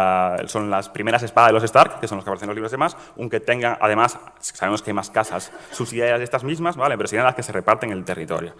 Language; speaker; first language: Spanish; native; Spanish